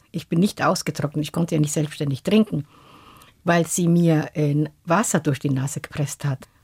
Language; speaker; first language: German; non-native, fluent; Somali